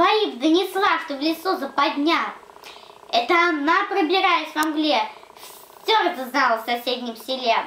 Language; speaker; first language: Russian; native; Russian